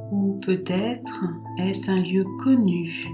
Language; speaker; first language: French; native; French